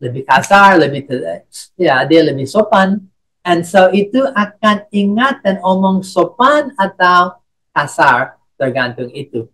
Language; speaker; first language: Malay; non-native, fluent; English